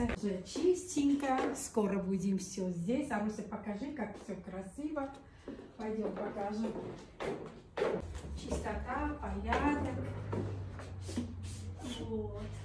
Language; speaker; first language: Russian; non-native, local second language; Armenian